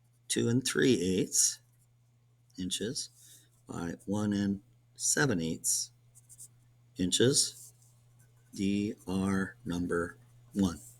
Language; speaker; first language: English; native; English